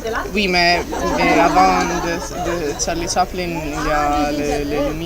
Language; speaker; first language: French; non-native, learner; Italian